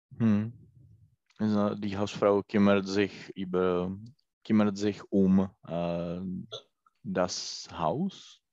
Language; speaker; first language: German; non-native, learner; Czech